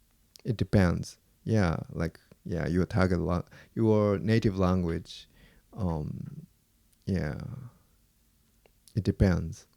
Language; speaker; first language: English; non-native, fluent; Japanese